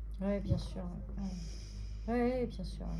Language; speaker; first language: French; native; French